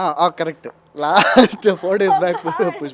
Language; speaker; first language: Telugu; non-native, learner; Kannada